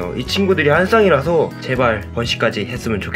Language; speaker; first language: Korean; native; Korean